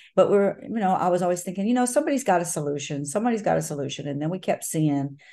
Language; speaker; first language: English; native; English